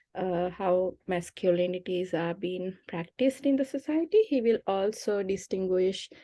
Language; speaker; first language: English; non-native, local second language; Sinhala